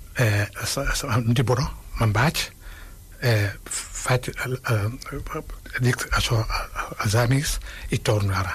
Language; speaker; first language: Catalan; non-native, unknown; Wolof